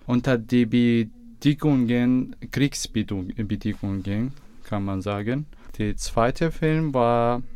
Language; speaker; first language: German; non-native, learner; Arabic